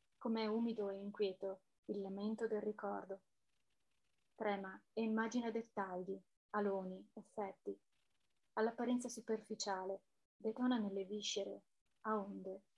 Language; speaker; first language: Italian; native; Italian